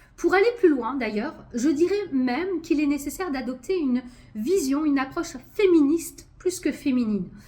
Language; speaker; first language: French; early bilingual, other home language; Arabic